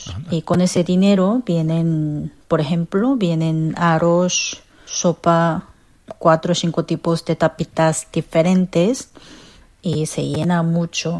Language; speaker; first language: Spanish; non-native, fluent; Korean